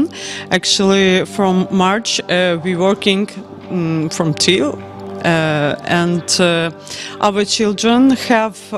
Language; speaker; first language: English; non-native, learner; Ukrainian